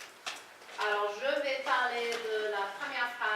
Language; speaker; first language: French; non-native, fluent; English